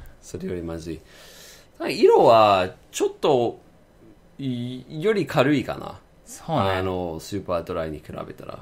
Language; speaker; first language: Japanese; non-native, fluent; English